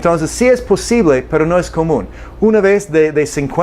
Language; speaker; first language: Spanish; non-native, fluent; English